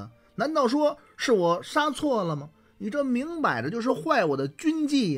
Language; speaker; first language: Chinese; native; Chinese